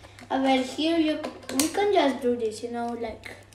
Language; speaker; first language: English; non-native, learner; Spanish